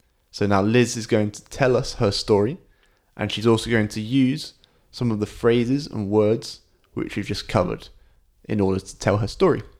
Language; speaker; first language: English; native; English